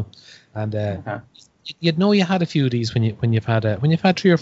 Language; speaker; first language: English; native; English